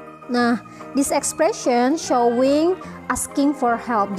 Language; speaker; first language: English; non-native, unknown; Indonesian